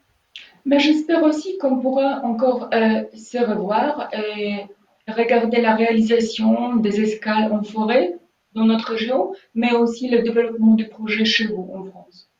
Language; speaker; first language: French; non-native, fluent; Polish